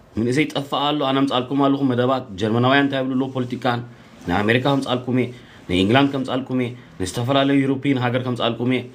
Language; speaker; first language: Tigrinya; early bilingual, heritage; Tigrinya